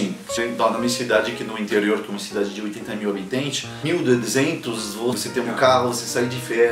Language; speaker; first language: Portuguese; non-native, fluent; French